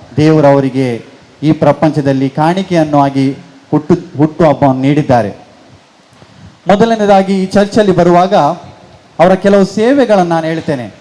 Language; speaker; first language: Kannada; non-native, local second language; Konkani